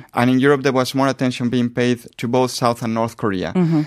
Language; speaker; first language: English; non-native, fluent; Spanish